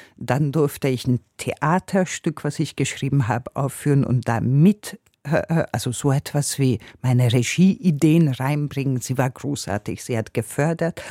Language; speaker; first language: German; non-native, fluent; Hungarian